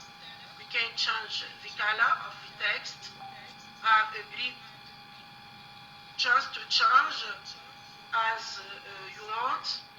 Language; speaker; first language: English; non-native, learner; Arabic